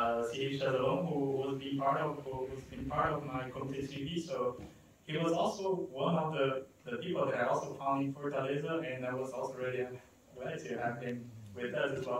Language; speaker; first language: English; non-native, fluent; Portuguese